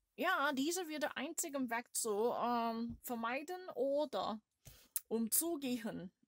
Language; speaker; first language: German; non-native, learner; Korean